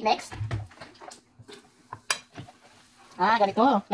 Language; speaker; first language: English; non-native, local second language; Filipino